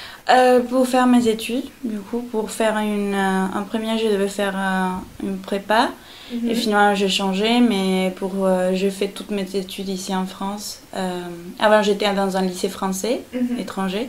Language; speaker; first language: French; non-native, fluent; Spanish